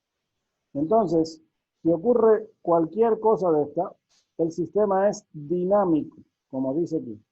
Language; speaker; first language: Spanish; native; Spanish